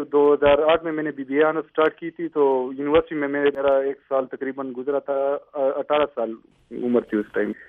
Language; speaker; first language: Urdu; non-native, local second language; Pashto